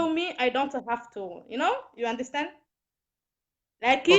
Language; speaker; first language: English; non-native, learner; Somali